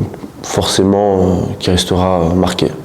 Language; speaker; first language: French; native; French